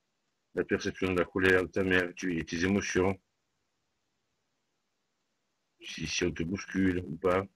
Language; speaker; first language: French; native; French